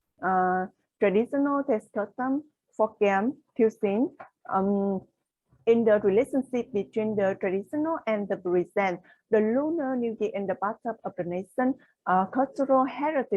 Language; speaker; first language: English; non-native, learner; Vietnamese